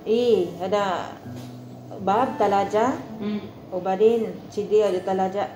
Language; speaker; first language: Arabic; non-native, learner; Filipino